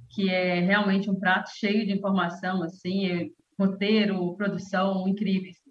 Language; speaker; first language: Portuguese; native; Portuguese